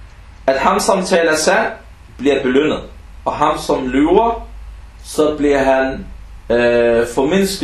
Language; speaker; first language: Danish; non-native, fluent; Arabic